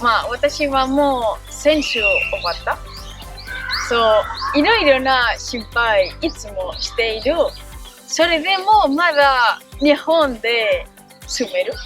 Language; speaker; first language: Japanese; non-native, learner; Spanish